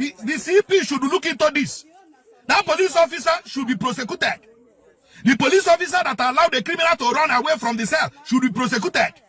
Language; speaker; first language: Nigerian Pidgin; non-native, local second language; Igbo